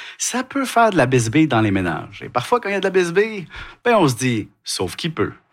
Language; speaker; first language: French; native; French